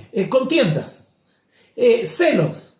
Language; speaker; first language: Spanish; native; Spanish